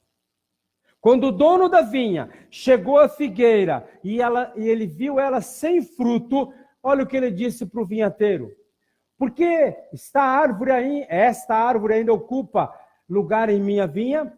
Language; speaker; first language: Portuguese; native; Portuguese